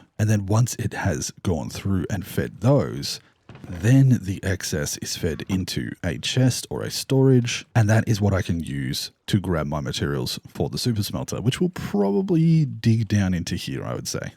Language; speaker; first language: English; native; English